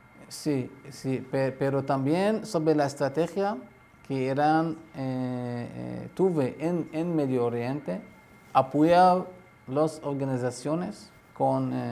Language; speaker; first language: Spanish; non-native, learner; Arabic